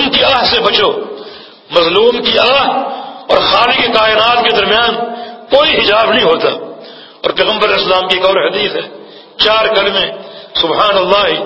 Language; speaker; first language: Urdu; native; Urdu